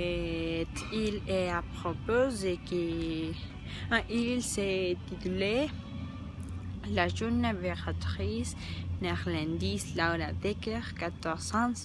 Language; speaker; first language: French; non-native, learner; Spanish